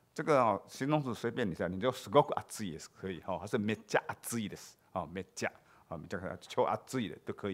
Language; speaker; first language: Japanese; non-native, fluent; Chinese